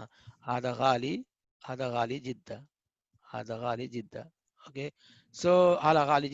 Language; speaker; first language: Arabic; non-native, fluent; Hindi